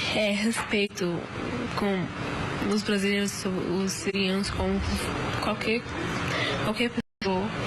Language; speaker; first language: Portuguese; non-native, learner; Arabic